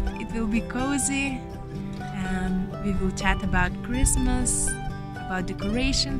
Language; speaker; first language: English; non-native, learner; Lithuanian